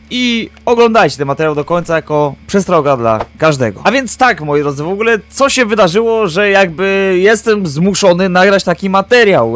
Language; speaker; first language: Polish; native; Polish